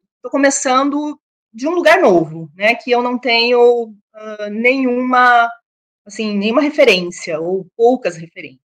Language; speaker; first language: Portuguese; native; Portuguese